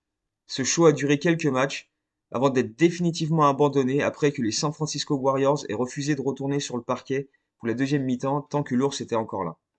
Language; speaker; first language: French; native; French